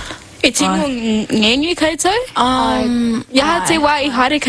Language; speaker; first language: Māori; non-native, local second language; English